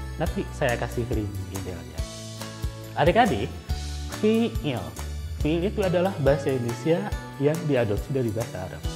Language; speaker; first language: Indonesian; non-native, local second language; Sundanese